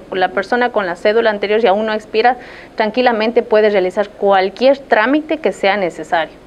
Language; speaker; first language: Spanish; native; Spanish